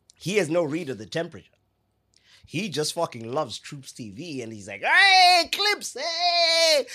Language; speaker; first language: English; non-native, local second language; Shona